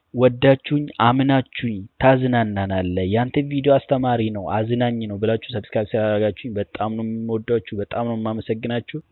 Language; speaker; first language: Amharic; non-native, local second language; Oromo